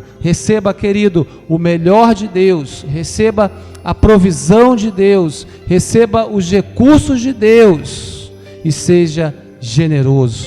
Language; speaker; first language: Portuguese; native; Portuguese